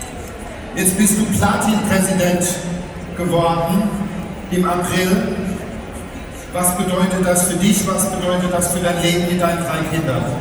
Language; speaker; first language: German; native; German